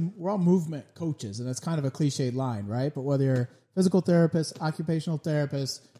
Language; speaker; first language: English; native; English